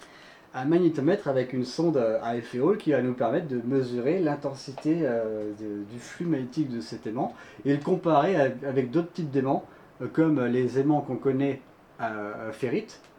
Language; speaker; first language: French; native; French